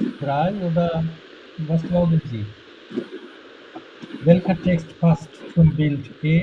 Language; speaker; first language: German; non-native, fluent; Bangla